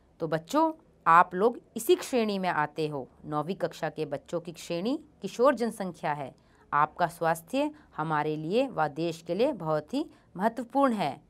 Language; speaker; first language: Hindi; native; Hindi